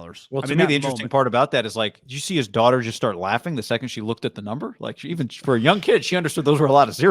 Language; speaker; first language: English; native; English